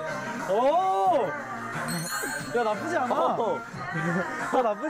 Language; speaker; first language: Korean; native; Korean